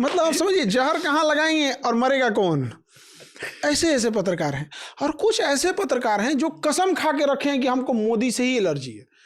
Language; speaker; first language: Hindi; native; Hindi